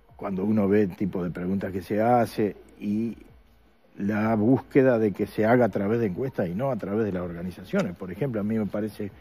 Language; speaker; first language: Spanish; native; Spanish